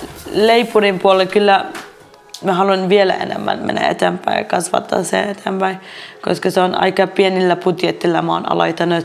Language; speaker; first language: Finnish; non-native, fluent; Arabic